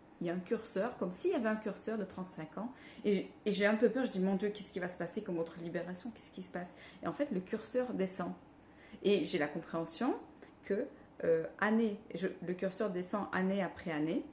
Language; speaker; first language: French; native; French